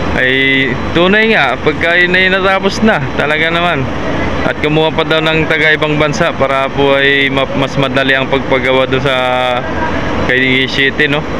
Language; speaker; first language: Filipino; non-native, local second language; Cebuano